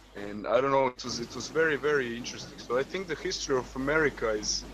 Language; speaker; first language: English; non-native, fluent; Croatian